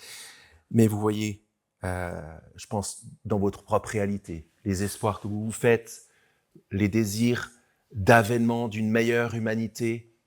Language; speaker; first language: French; native; French